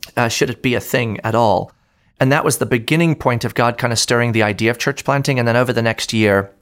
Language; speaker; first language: English; native; English